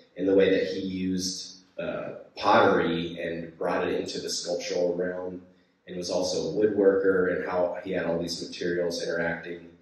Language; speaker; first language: English; native; English